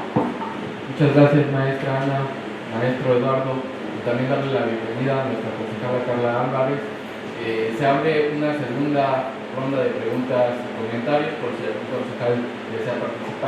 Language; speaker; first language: Spanish; native; Spanish